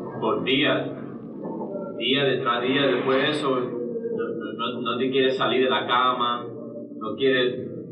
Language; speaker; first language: Spanish; early bilingual, heritage; English